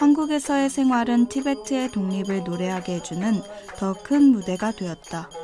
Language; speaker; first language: Korean; native; Korean